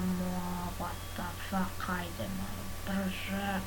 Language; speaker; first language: Bosnian; native; Bosnian